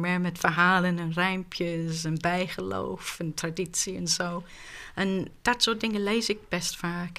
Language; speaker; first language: Dutch; non-native, fluent; English